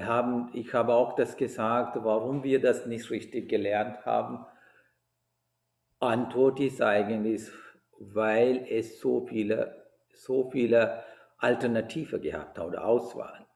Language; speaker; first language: German; non-native, fluent; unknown